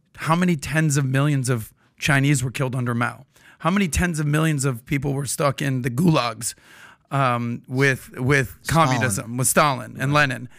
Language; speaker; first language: English; native; English